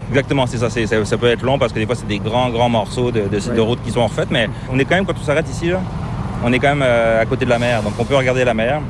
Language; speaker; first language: French; native; French